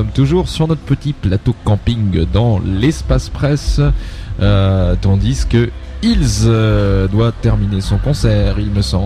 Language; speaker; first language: French; native; French